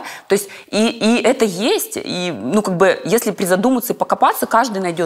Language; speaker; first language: Russian; native; Russian